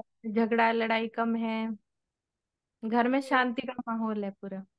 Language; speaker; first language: Hindi; native; Hindi